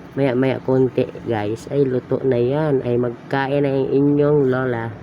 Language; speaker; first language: Filipino; non-native, local second language; Hiligaynon